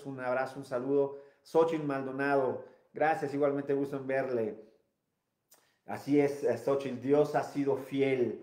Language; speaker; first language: Spanish; native; Spanish